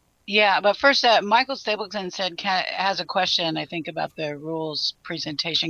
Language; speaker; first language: English; native; English